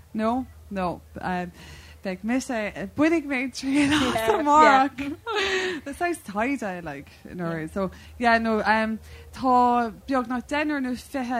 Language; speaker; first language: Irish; non-native, local second language; English